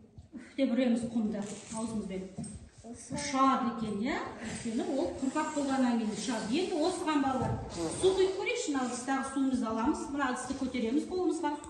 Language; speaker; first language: Kazakh; native; Kazakh